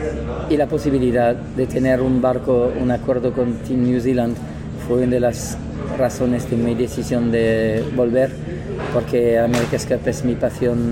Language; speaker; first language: Spanish; non-native, learner; French